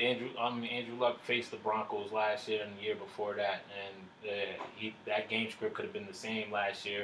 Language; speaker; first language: English; native; English